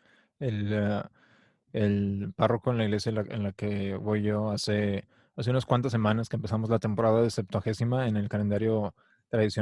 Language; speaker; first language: Spanish; native; Spanish